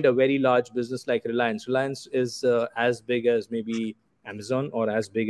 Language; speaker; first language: English; non-native, local second language; Gujarati